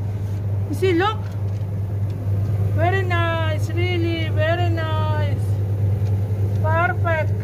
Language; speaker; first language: English; non-native, learner; Filipino